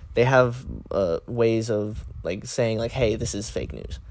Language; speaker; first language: English; native; English